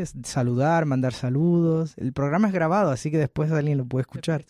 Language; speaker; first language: Spanish; native; Spanish